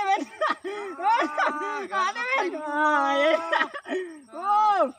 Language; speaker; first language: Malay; non-native, local second language; Javanese